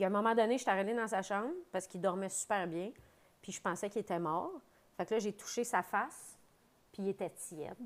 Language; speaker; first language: French; native; French